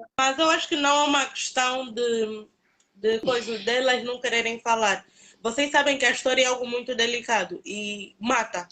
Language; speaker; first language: Portuguese; native; Portuguese